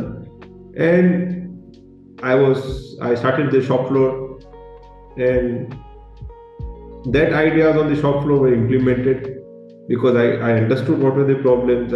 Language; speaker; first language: English; non-native, local second language; Gujarati